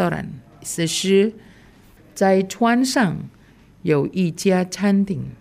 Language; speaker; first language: Chinese; non-native, fluent; Indonesian